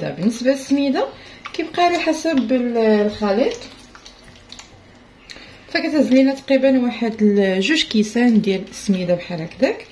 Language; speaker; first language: Arabic; native; Arabic